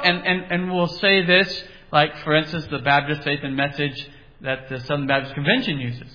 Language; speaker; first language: English; native; English